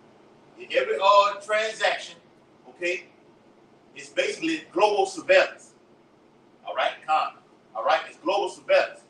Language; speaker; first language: English; native; English